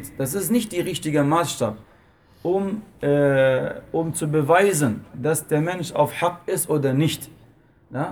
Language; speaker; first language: German; non-native, fluent; Arabic